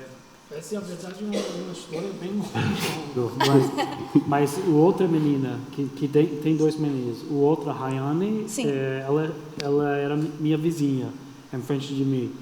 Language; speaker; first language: Portuguese; non-native, fluent; English